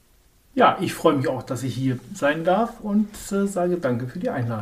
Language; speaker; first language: German; native; German